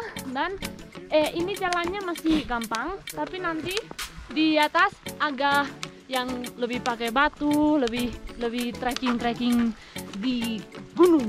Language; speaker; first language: Indonesian; non-native, fluent; Spanish